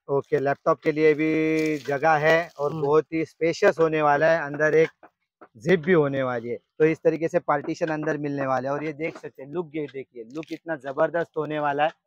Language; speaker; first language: Hindi; non-native, local second language; Marathi